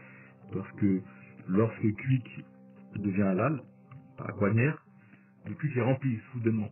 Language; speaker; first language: French; native; French